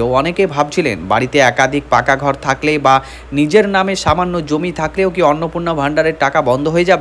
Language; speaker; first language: Bangla; native; Bangla